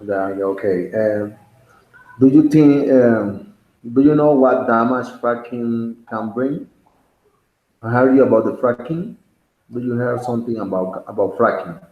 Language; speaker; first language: English; non-native, learner; Spanish